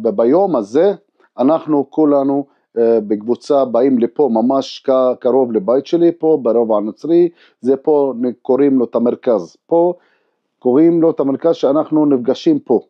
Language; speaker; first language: Hebrew; non-native, local second language; Arabic